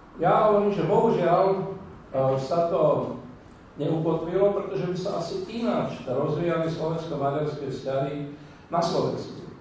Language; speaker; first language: Slovak; non-native, local second language; Hungarian